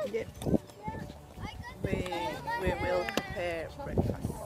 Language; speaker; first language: English; non-native, learner; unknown